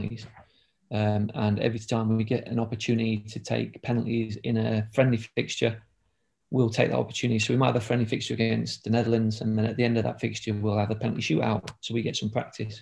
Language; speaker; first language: English; native; English